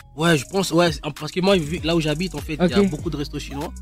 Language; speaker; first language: French; non-native, local second language; Lingala